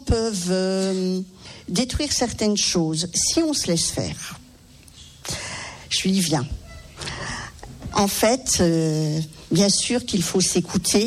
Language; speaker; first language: French; native; French